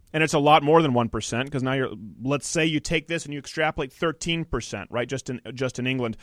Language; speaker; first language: English; early bilingual, other home language; French